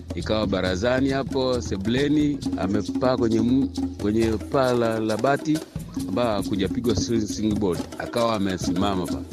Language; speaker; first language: Swahili; native; Swahili